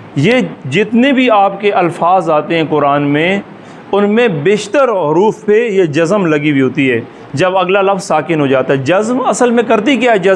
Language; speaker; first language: Urdu; native; Urdu